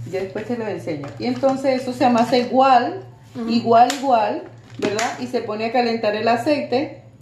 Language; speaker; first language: Spanish; native; Spanish